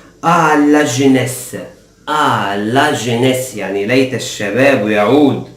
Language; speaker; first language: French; non-native, fluent; Arabic